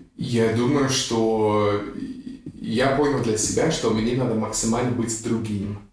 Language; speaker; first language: Russian; non-native, fluent; English